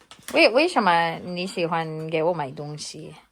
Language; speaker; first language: Chinese; non-native, learner; Filipino